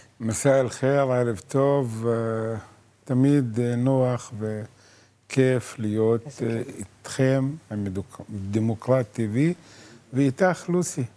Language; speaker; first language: Hebrew; non-native, local second language; Arabic